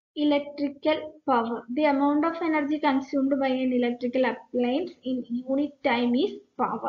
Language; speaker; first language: English; non-native, local second language; Malayalam